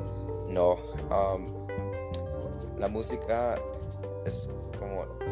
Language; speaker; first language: Spanish; early bilingual, heritage; Spanish